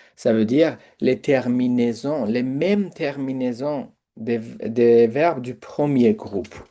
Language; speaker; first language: French; non-native, fluent; Persian